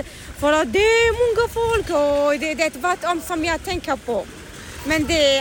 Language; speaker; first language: Swedish; non-native, learner; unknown